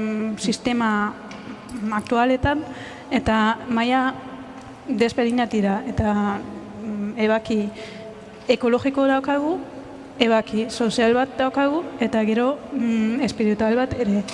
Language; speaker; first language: Basque; non-native, fluent; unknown